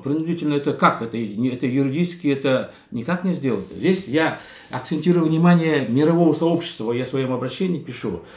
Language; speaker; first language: Russian; non-native, local second language; Kazakh